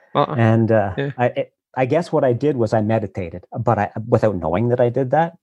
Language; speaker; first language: English; native; English